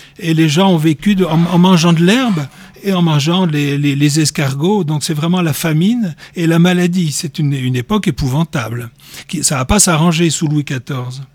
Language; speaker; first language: French; native; French